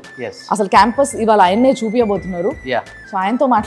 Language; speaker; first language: Telugu; native; Telugu